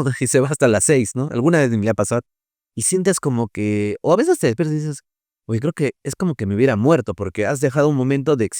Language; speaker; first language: Spanish; native; Spanish